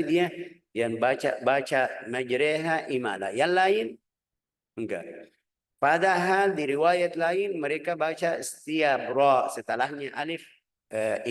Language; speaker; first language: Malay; non-native, fluent; Arabic